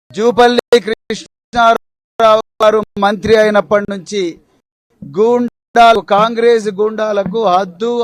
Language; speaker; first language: Telugu; native; Telugu